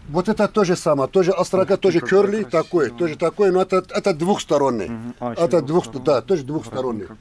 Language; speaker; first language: Russian; non-native, learner; Turkish